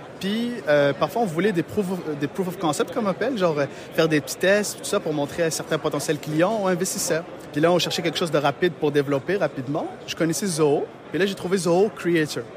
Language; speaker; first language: French; non-native, local second language; Arabic